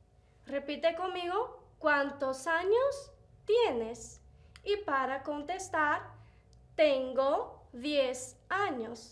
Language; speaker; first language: Spanish; non-native, fluent; Portuguese